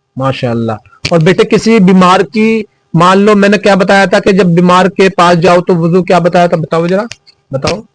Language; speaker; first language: Urdu; native; Urdu